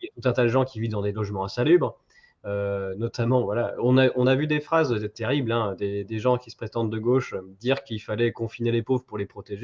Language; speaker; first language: French; native; French